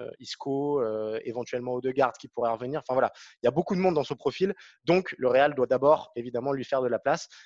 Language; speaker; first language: French; native; French